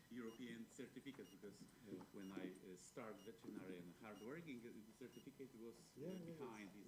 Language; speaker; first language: English; non-native, learner; Polish